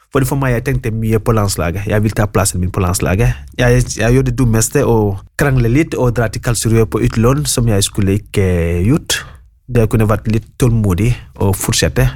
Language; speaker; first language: Norwegian; non-native, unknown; Wolof